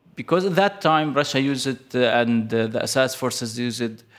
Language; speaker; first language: English; non-native, fluent; Arabic